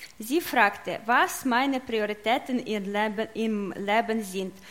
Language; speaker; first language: German; non-native, learner; Russian